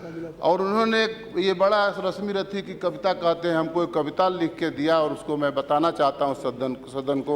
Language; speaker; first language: Hindi; native; Hindi